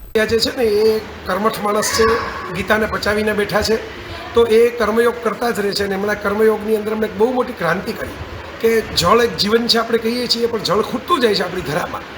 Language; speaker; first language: Gujarati; native; Gujarati